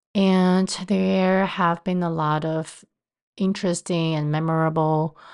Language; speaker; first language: English; non-native, fluent; Chinese